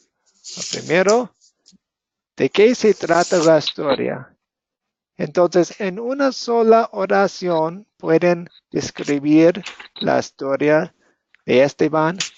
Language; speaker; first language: Spanish; non-native, fluent; English